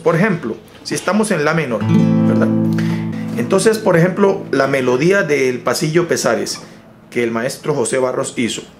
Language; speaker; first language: Spanish; native; Spanish